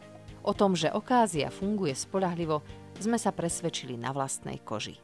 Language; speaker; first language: Slovak; native; Slovak